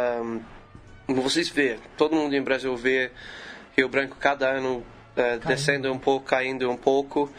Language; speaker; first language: Portuguese; non-native, learner; English